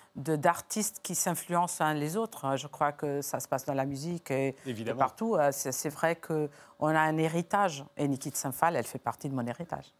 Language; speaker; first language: French; non-native, fluent; Portuguese